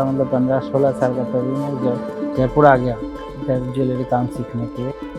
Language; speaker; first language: Hindi; non-native, local second language; Bangla